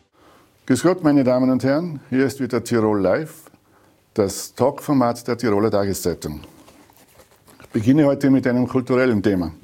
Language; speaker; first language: German; native; German